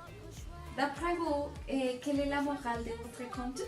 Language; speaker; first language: French; non-native, fluent; Spanish